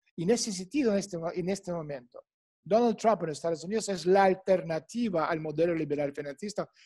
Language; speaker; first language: Spanish; non-native, fluent; Russian